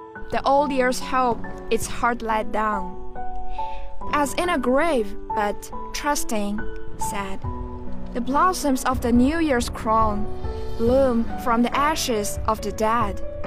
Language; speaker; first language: English; non-native, fluent; Chinese